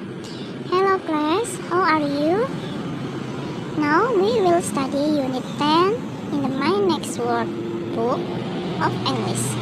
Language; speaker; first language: English; non-native, fluent; Indonesian